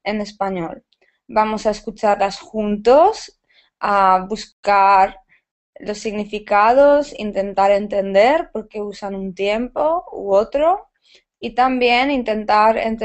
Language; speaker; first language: Spanish; native; Spanish